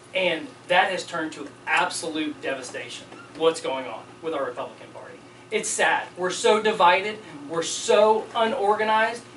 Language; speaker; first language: English; native; English